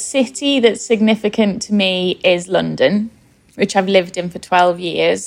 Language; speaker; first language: English; native; English